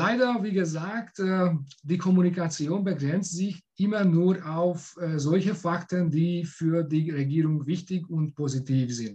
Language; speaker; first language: German; non-native, fluent; Hungarian